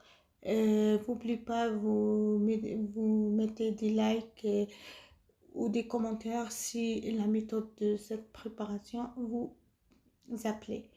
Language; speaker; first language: French; non-native, fluent; Arabic